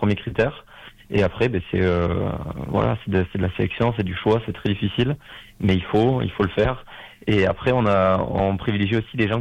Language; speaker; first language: French; native; French